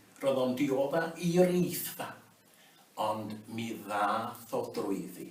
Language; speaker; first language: Welsh; native; Welsh